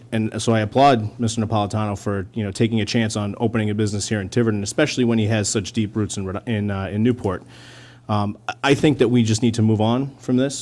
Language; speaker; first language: English; native; English